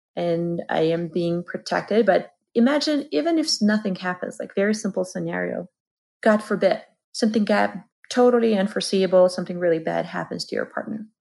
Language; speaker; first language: English; non-native, fluent; Georgian